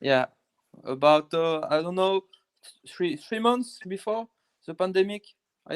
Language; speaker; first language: English; non-native, learner; French